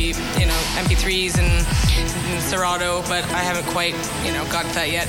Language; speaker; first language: English; native; English